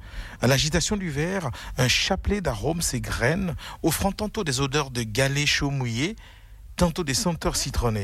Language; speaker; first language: French; native; French